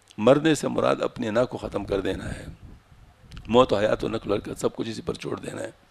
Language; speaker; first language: Urdu; non-native, local second language; Pashto